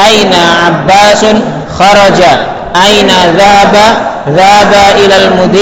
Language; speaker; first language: Arabic; non-native, fluent; Indonesian